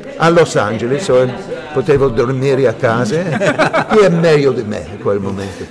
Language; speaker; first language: Italian; early bilingual, heritage; English